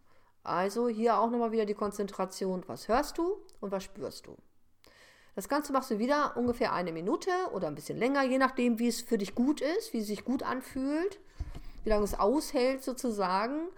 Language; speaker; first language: German; native; German